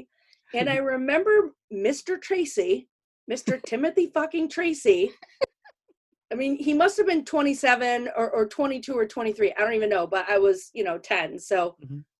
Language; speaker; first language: English; native; English